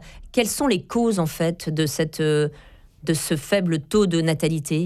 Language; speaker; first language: French; native; French